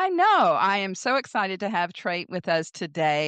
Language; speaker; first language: English; native; English